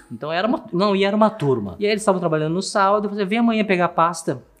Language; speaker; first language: Portuguese; early bilingual, other home language; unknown